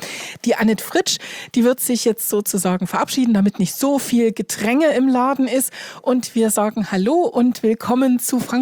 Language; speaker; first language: German; native; German